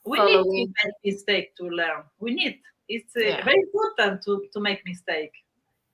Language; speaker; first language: English; non-native, learner; Spanish